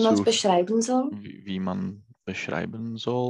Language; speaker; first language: German; non-native, learner; Czech